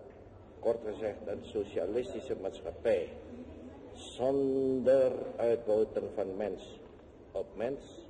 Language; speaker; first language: Dutch; non-native, fluent; Indonesian